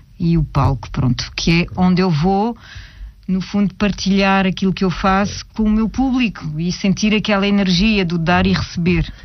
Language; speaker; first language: Portuguese; early bilingual, heritage; Portuguese